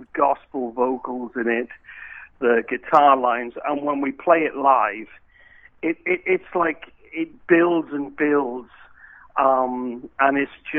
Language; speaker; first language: English; native; English